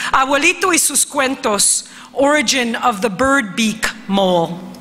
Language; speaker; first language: Spanish; early bilingual, heritage; Spanish